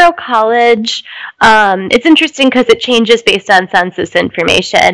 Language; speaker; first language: English; native; English